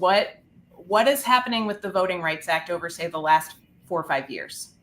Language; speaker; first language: English; native; English